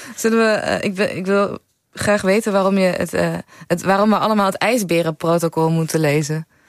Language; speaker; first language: Dutch; native; Dutch